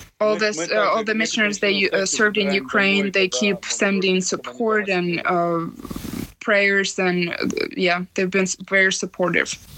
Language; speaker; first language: English; non-native, fluent; Ukrainian